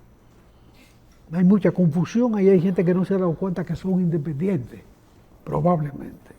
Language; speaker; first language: Spanish; native; Spanish